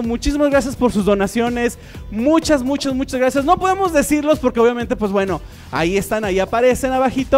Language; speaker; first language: Spanish; native; Spanish